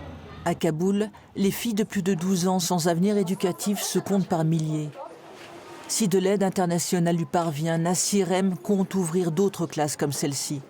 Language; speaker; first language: French; native; French